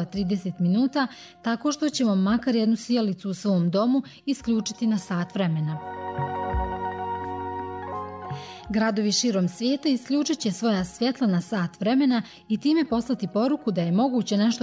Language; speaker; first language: Serbian; native; Serbian